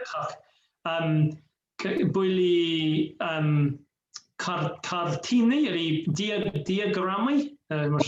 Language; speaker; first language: Russian; non-native, learner; English